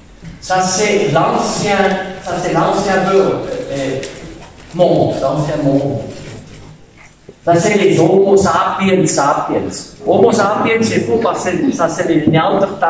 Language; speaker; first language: French; non-native, fluent; German